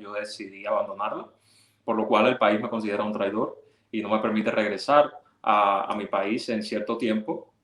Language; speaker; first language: Spanish; native; Spanish